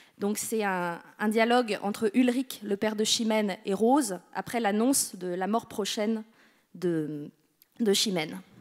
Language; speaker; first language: French; native; French